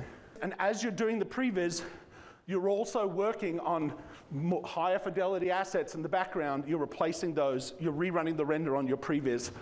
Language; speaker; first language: English; native; English